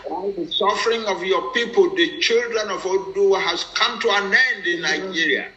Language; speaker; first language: English; non-native, local second language; Yoruba